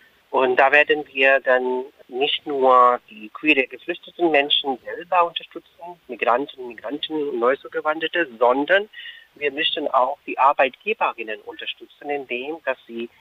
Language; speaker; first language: German; non-native, fluent; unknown